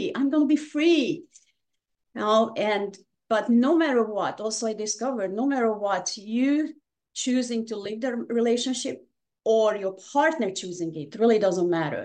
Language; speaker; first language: English; non-native, fluent; Hungarian